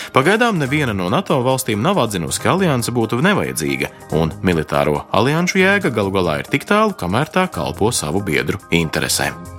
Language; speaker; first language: Latvian; early bilingual, heritage; Latvian